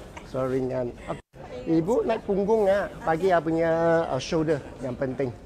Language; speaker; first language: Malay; non-native, local second language; Chinese